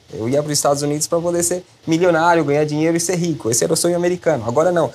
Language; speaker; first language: Portuguese; non-native, fluent; Spanish